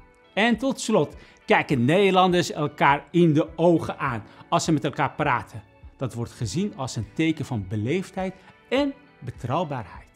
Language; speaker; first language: Dutch; non-native, fluent; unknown